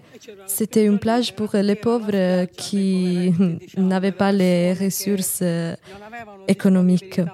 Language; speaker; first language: French; non-native, learner; Italian